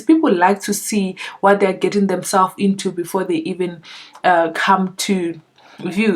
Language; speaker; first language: English; non-native, local second language; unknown